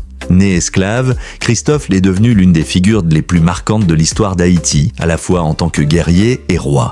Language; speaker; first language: French; non-native, local second language; Haitian Creole